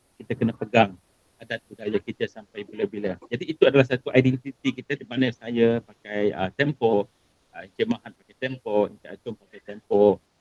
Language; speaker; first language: Malay; native; Malay